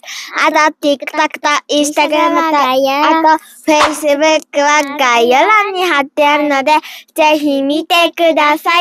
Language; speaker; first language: Japanese; early bilingual, heritage; Japanese